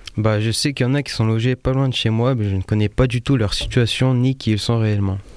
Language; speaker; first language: French; native; French